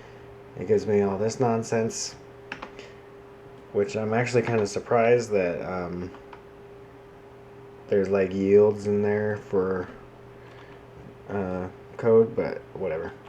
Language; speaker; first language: English; native; English